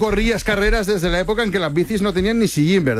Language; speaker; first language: Spanish; native; Spanish